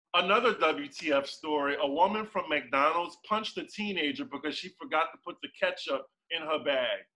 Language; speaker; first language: English; native; English